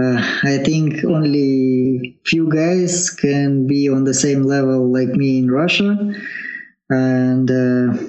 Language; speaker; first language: English; non-native, learner; Russian